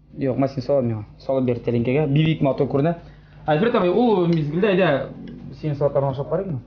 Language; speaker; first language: Tatar; native; Tatar